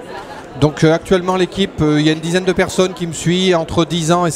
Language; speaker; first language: French; native; French